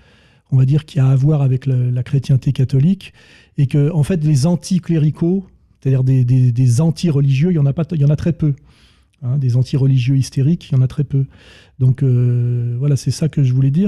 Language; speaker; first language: French; native; French